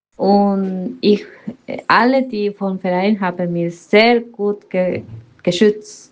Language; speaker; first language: German; non-native, fluent; Spanish